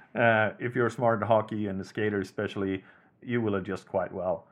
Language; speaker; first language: English; non-native, fluent; Swedish